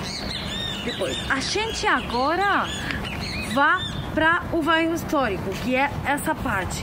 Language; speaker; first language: Portuguese; non-native, fluent; Spanish